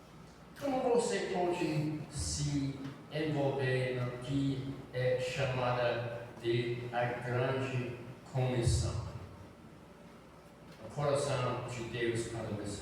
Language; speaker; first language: Portuguese; non-native, fluent; English